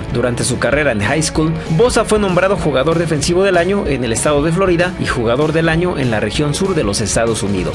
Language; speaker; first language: Spanish; native; Spanish